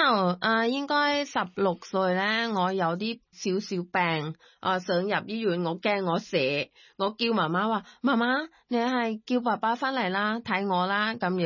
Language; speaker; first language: Cantonese; non-native, learner; Thai